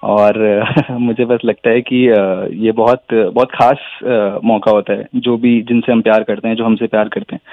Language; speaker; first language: Hindi; native; Hindi